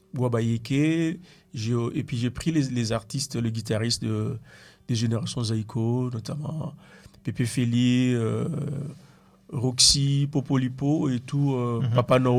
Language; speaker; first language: French; non-native, local second language; Lingala